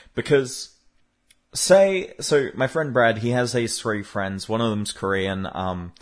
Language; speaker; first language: English; native; English